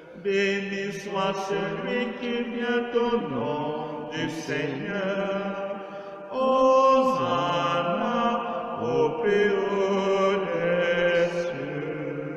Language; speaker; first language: French; native; French